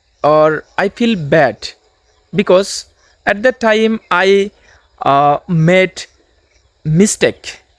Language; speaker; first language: English; non-native, learner; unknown